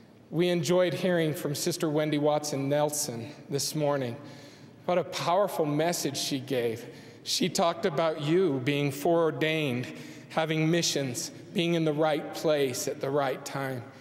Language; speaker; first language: English; native; English